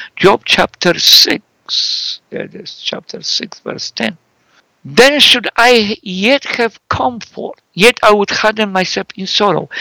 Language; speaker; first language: English; non-native, fluent; Polish